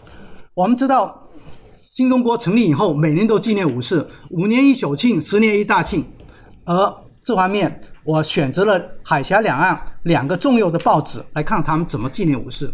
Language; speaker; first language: Chinese; native; Chinese